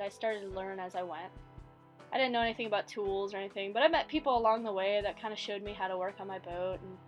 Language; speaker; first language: English; native; English